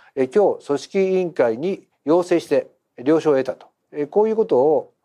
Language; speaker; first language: Japanese; native; Japanese